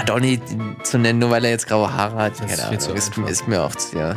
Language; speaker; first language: German; native; German